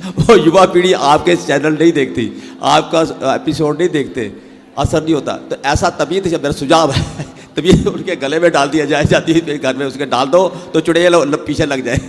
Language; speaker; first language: Hindi; native; Hindi